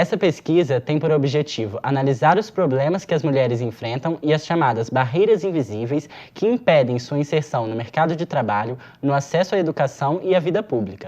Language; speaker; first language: Portuguese; native; Portuguese